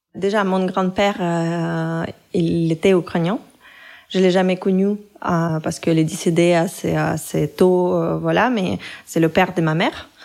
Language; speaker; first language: French; non-native, fluent; Russian